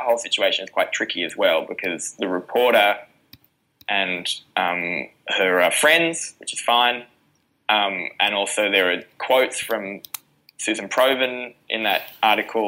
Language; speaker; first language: English; native; English